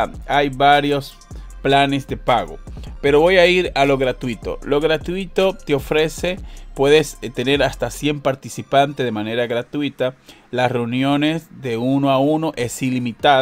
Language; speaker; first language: Spanish; native; Spanish